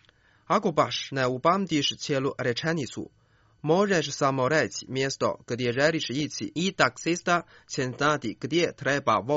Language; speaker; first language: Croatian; non-native, fluent; Chinese